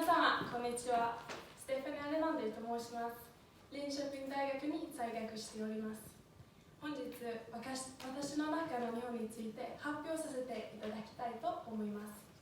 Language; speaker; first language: Japanese; non-native, fluent; Swedish